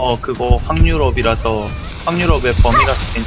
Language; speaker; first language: Korean; native; Korean